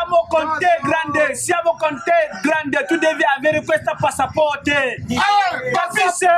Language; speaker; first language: Italian; non-native, learner; French